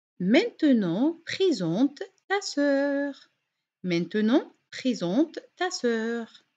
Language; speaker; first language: French; non-native, fluent; Arabic